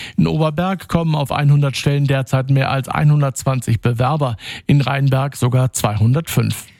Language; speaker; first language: German; native; German